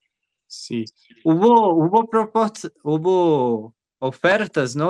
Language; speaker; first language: Spanish; non-native, learner; Portuguese